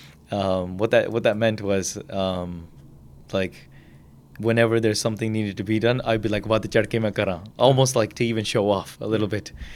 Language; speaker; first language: English; early bilingual, other home language; Punjabi